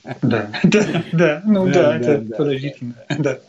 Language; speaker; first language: Russian; non-native, learner; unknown